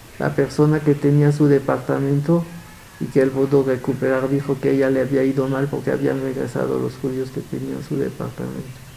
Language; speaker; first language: Spanish; early bilingual, other home language; Yiddish